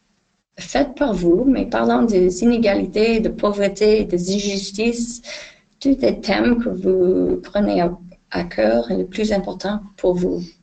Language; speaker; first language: French; non-native, fluent; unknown